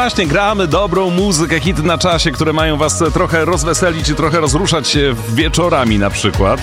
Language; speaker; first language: Polish; native; Polish